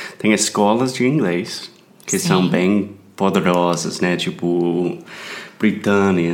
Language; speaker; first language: Portuguese; non-native, fluent; English